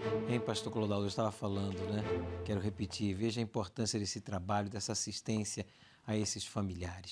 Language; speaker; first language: Portuguese; native; Portuguese